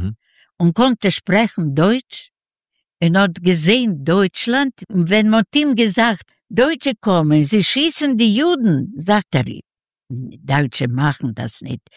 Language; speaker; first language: German; non-native, learner; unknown